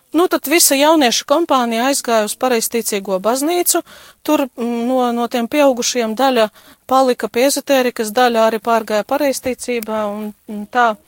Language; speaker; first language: Latvian; non-native, local second language; Russian